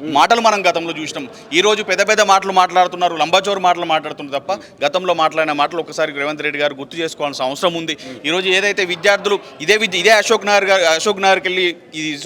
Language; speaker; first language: Telugu; native; Telugu